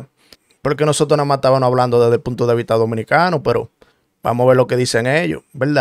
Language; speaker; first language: Spanish; native; Spanish